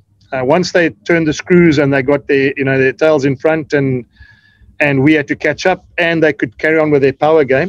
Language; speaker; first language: English; native; English